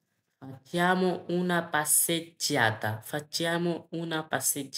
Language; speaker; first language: Italian; non-native, learner; Bangla